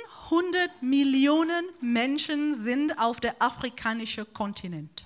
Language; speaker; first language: German; non-native, fluent; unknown